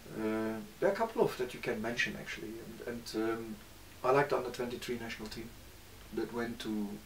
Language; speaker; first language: English; non-native, fluent; Turkish